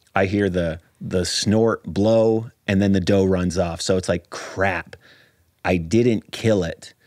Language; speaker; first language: English; native; English